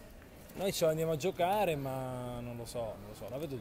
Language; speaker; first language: Italian; native; Italian